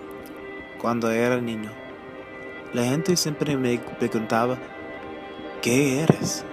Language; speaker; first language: Spanish; early bilingual, heritage; Spanish